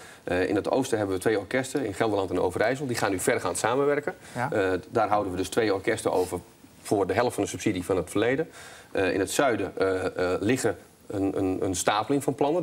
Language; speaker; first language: Dutch; native; Dutch